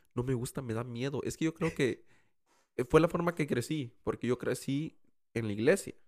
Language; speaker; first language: Spanish; early bilingual, heritage; Spanish